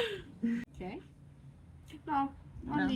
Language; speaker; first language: English; non-native, learner; Italian